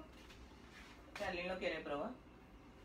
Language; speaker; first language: Spanish; native; Spanish